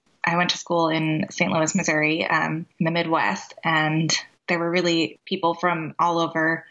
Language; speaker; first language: English; native; English